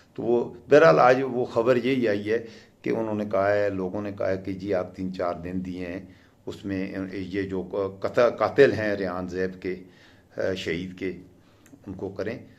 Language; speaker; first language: Urdu; non-native, local second language; Pashto